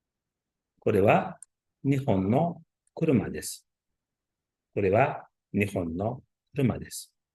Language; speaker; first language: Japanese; non-native, learner; Uzbek